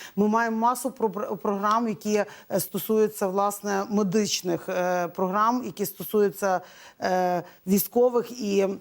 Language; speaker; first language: Ukrainian; native; Ukrainian